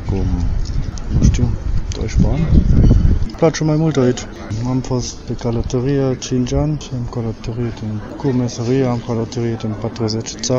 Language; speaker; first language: Romanian; non-native, fluent; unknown